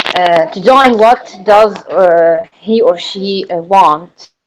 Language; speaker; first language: English; non-native, learner; Arabic